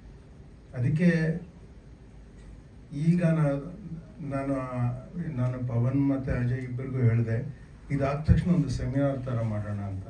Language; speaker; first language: Kannada; native; Kannada